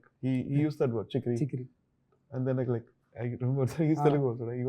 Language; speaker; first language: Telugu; non-native, learner; Tamil